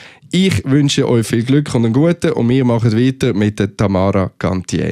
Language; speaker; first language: German; native; German